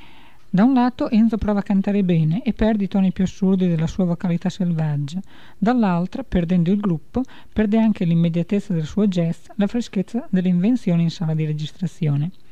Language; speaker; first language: Italian; native; Italian